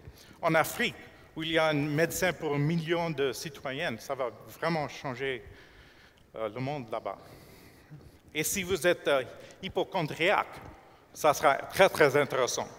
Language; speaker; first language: French; non-native, fluent; English